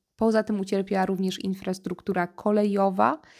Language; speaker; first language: Polish; native; Polish